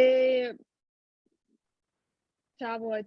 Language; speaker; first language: French; non-native, learner; Russian